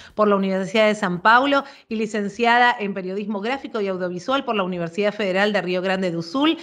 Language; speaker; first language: Spanish; native; Spanish